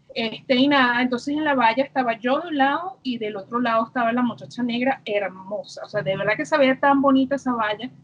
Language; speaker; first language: Spanish; native; Spanish